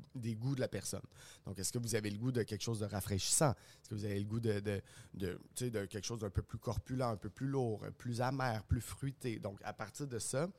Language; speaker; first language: French; native; French